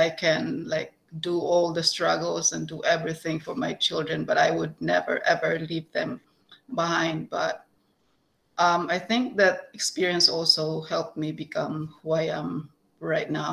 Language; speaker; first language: English; non-native, local second language; Cebuano